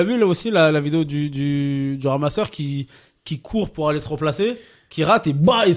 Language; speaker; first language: French; native; French